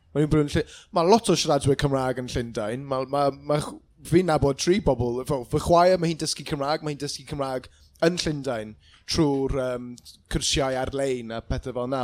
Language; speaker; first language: Welsh; non-native, local second language; English